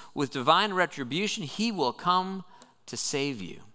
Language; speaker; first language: English; native; English